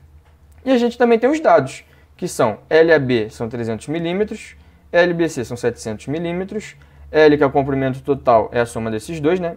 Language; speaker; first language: Portuguese; native; Portuguese